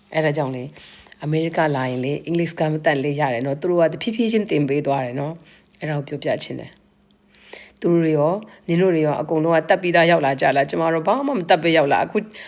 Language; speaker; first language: Burmese; non-native, local second language; Kachin